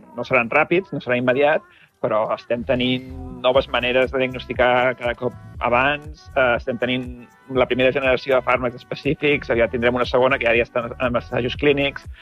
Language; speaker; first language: Catalan; native; Catalan